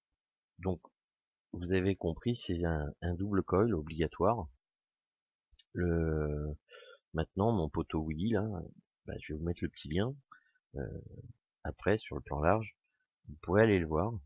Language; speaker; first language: French; native; French